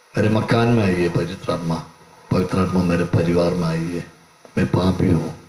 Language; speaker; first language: Hindi; non-native, local second language; Malayalam